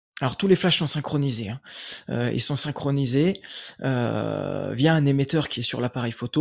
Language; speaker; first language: French; native; French